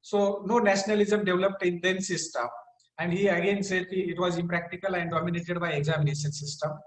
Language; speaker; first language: English; non-native, local second language; Marathi